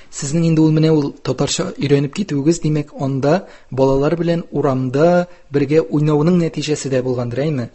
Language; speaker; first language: Tatar; native; Tatar